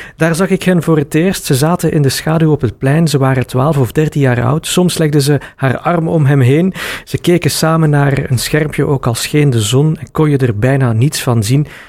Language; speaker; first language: Dutch; native; Dutch